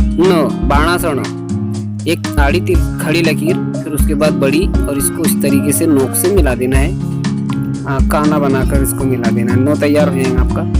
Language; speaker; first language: Hindi; native; Hindi